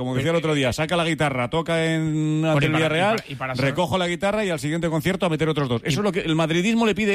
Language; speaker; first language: Spanish; native; Spanish